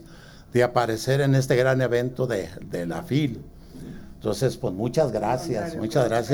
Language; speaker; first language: Spanish; native; Spanish